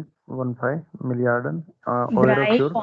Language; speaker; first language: German; non-native, learner; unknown